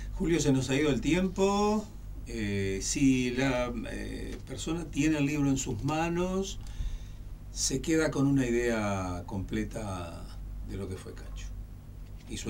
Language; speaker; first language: Spanish; native; Spanish